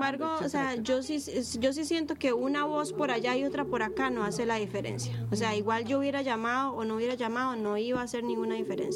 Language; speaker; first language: Spanish; native; Spanish